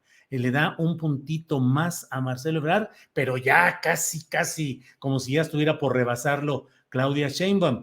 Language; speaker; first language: Spanish; native; Spanish